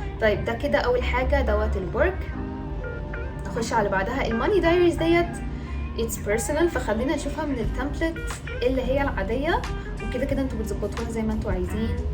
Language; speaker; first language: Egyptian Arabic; native; Egyptian Arabic